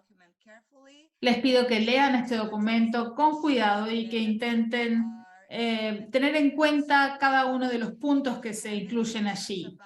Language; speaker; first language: Spanish; non-native, fluent; Portuguese